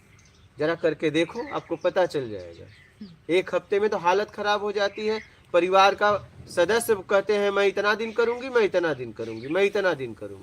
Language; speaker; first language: Hindi; native; Hindi